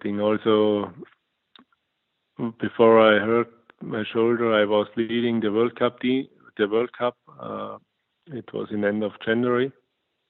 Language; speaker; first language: English; non-native, fluent; German